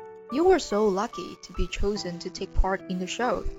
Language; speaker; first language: English; non-native, fluent; Chinese